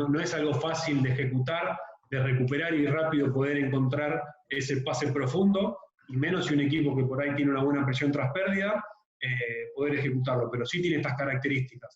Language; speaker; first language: Spanish; native; Spanish